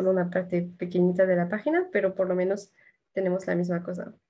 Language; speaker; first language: Spanish; non-native, fluent; French